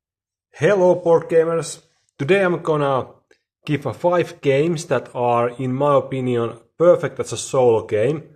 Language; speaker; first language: English; non-native, fluent; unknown